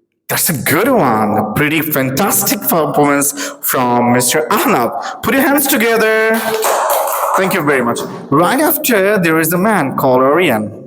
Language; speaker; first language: English; non-native, local second language; Bangla